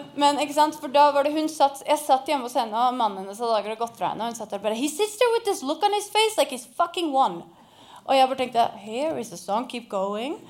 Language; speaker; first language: Norwegian; native; Norwegian